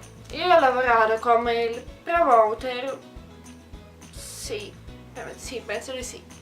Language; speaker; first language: Italian; non-native, learner; Russian